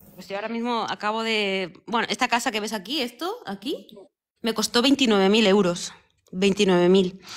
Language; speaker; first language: Spanish; native; Spanish